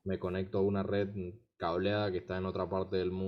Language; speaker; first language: Spanish; native; Spanish